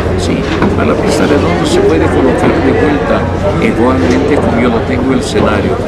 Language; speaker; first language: Spanish; non-native, fluent; Hungarian